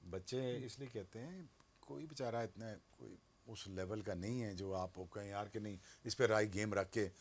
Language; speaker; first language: Urdu; non-native, local second language; Punjabi